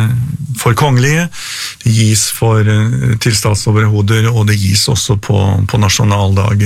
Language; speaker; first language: Norwegian; native; Norwegian